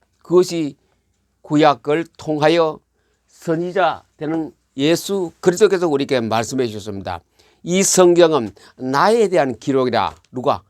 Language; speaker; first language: Korean; native; Korean